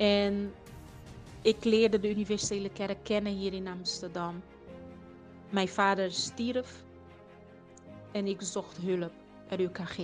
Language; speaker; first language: Dutch; early bilingual, other home language; Portuguese